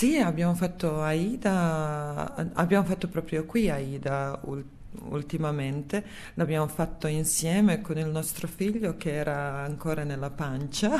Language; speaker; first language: Italian; non-native, fluent; Serbian